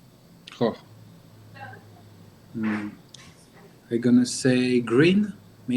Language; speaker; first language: English; non-native, learner; French